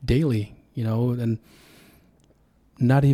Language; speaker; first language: English; early bilingual, other home language; Tongan